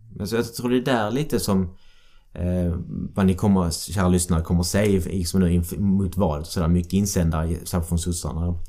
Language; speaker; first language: Swedish; native; Swedish